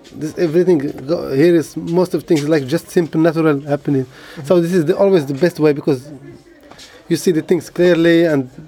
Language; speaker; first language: English; non-native, learner; Arabic